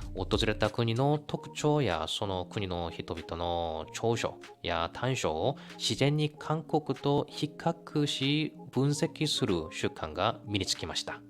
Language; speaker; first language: Japanese; non-native, fluent; Korean